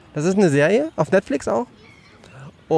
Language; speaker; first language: German; native; German